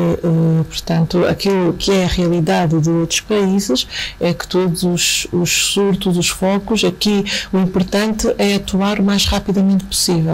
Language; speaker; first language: Portuguese; native; Portuguese